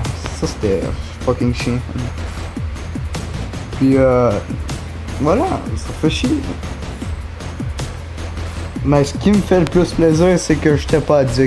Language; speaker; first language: French; native; French